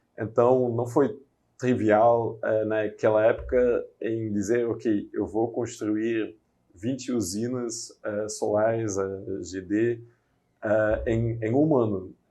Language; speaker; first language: Portuguese; non-native, fluent; Dutch